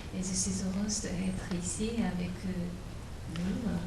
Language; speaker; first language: French; non-native, learner; Japanese